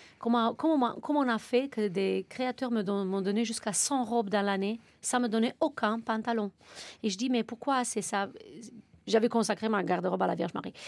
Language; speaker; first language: French; non-native, fluent; Romanian